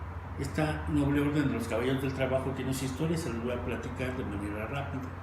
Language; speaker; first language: Spanish; native; Spanish